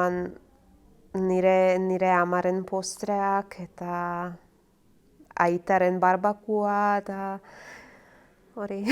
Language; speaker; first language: Basque; non-native, learner; Croatian